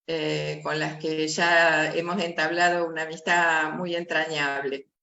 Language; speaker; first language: Spanish; native; Spanish